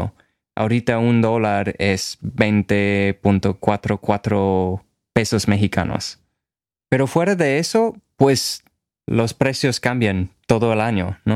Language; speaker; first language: Spanish; non-native, fluent; English